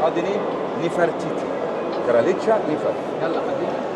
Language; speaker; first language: Turkish; non-native, learner; Arabic